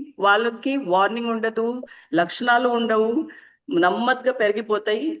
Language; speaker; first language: Telugu; non-native, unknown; Marathi